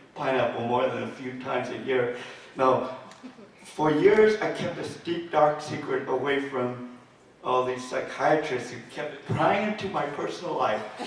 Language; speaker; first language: English; native; English